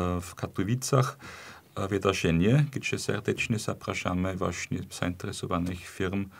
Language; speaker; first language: Polish; non-native, fluent; German